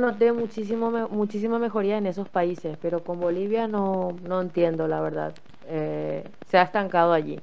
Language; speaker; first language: Spanish; native; Spanish